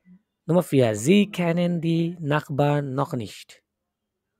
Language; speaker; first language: German; non-native, fluent; Bangla